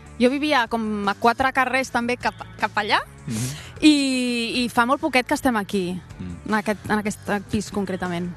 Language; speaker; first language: Catalan; non-native, local second language; Spanish